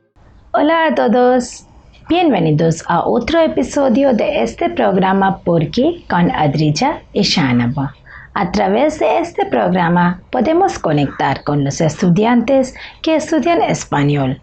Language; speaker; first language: Spanish; non-native, learner; Bangla